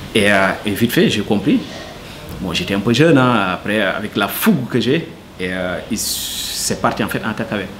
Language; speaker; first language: French; non-native, local second language; Wolof